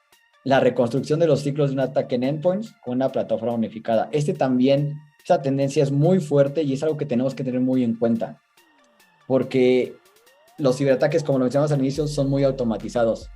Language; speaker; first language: Spanish; native; Spanish